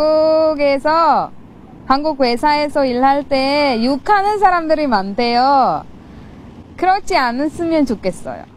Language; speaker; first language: Korean; non-native, learner; Sinhala